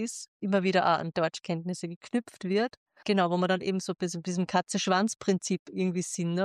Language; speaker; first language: German; native; German